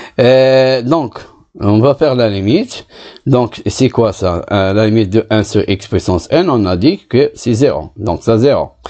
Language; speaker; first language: French; non-native, local second language; Arabic